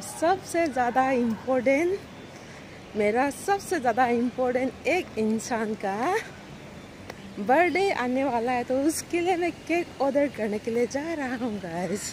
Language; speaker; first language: Hindi; non-native, local second language; Bangla